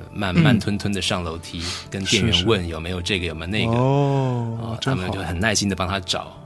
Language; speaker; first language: Chinese; native; Chinese